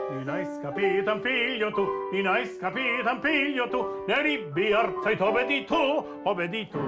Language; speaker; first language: Basque; native; Basque